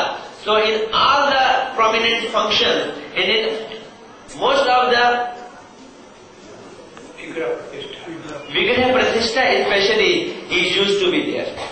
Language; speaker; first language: English; non-native, local second language; Hindi